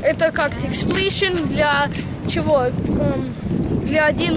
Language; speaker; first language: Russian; early bilingual, heritage; Russian